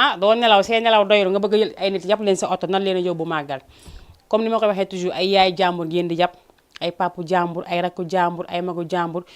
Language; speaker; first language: Wolof; native; Wolof